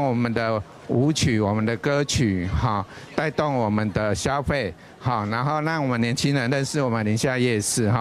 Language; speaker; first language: Chinese; native; Chinese